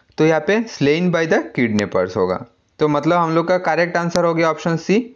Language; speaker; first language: Hindi; non-native, local second language; Assamese